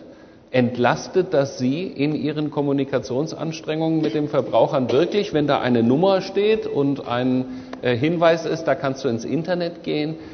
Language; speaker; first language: German; native; German